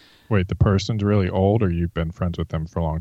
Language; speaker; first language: English; native; English